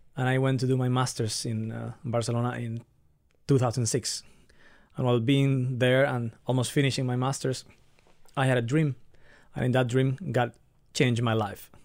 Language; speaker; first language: English; non-native, fluent; Spanish